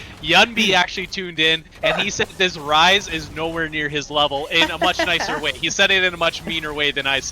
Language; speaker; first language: English; native; English